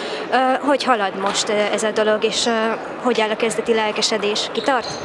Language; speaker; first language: Hungarian; native; Hungarian